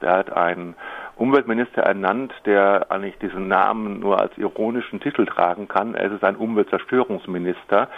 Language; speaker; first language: German; native; German